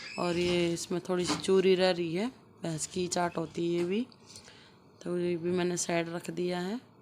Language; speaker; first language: Hindi; native; Hindi